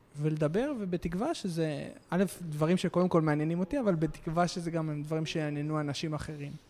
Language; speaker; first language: Hebrew; native; Hebrew